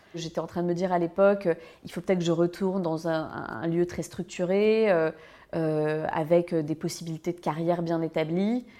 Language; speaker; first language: French; native; French